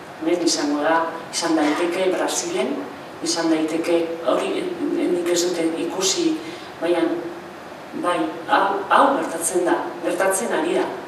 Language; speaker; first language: Basque; non-native, local second language; Spanish